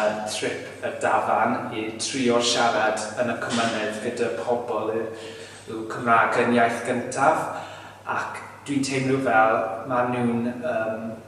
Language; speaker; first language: Welsh; non-native, learner; English